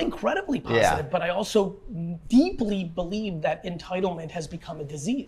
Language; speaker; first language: English; early bilingual, other home language; Russian